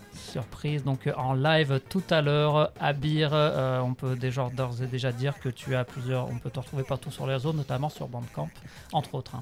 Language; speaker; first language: French; native; French